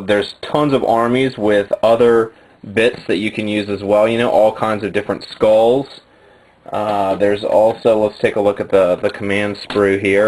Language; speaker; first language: English; native; English